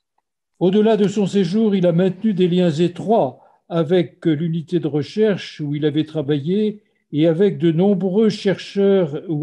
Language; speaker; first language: French; native; French